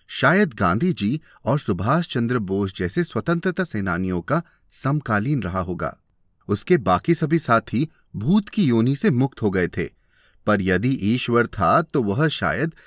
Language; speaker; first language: Hindi; native; Hindi